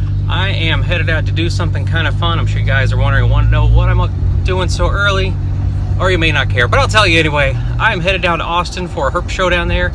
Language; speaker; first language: English; native; English